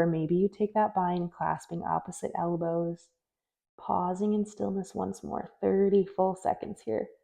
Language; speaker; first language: English; native; English